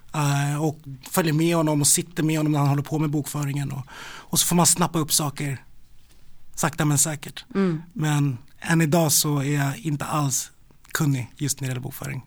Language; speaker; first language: Swedish; native; Swedish